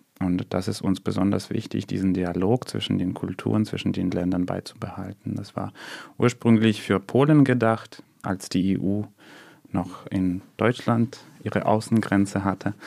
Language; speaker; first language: German; non-native, fluent; Russian